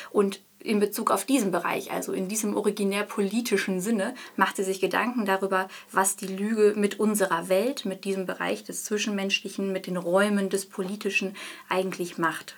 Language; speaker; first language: German; native; German